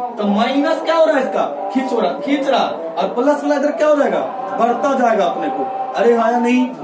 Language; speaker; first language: Hindi; native; Hindi